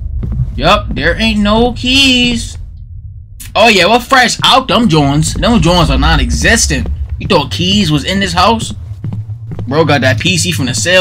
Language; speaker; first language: English; native; English